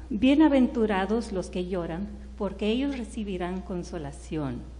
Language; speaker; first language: Spanish; early bilingual, heritage; Spanish